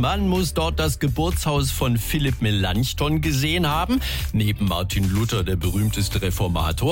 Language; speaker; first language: German; native; German